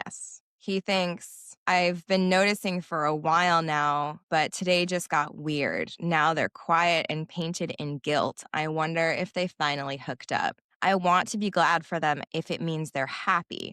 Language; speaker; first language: English; native; English